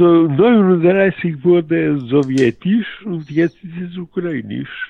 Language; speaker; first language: German; non-native, fluent; Polish